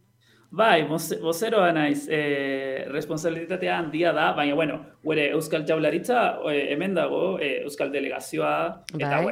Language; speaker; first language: Basque; non-native, learner; Spanish